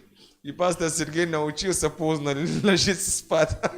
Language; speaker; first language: Russian; non-native, fluent; French